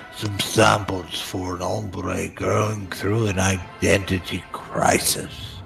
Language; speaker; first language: English; native; English